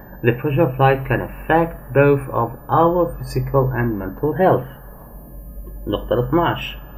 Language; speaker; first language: English; non-native, fluent; Arabic